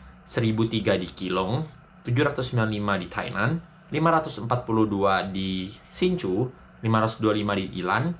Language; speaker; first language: Indonesian; native; Indonesian